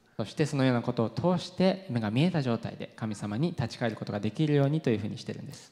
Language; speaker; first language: Japanese; non-native, fluent; English